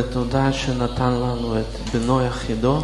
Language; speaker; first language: Hebrew; non-native, fluent; Russian